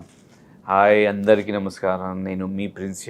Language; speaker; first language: Telugu; non-native, learner; Hindi